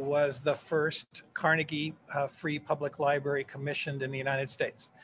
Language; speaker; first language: English; native; English